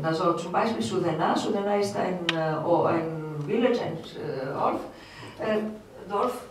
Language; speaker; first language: German; non-native, fluent; Greek